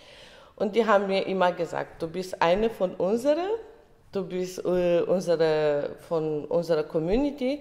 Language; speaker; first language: German; early bilingual, other home language; Romany